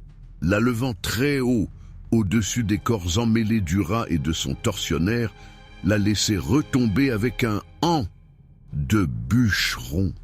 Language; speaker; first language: French; native; French